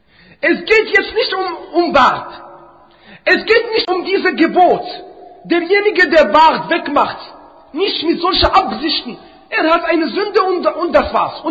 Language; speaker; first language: German; non-native, fluent; Arabic